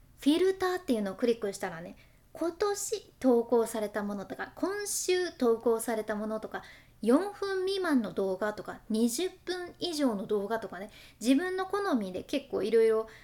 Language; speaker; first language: Japanese; native; Japanese